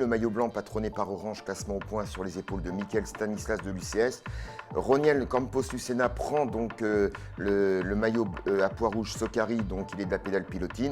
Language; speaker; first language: French; native; French